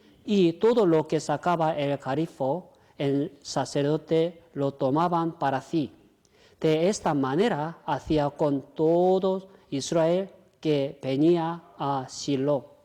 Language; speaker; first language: Spanish; non-native, fluent; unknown